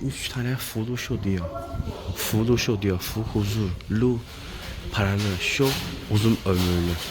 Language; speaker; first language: Turkish; non-native, learner; Chinese